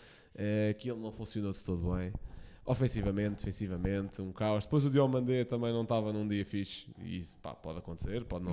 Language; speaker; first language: Portuguese; native; Portuguese